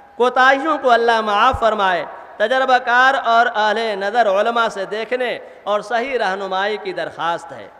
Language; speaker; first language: Urdu; native; Urdu